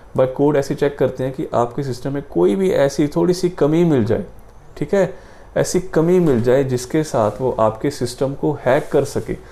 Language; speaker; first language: Hindi; non-native, local second language; Punjabi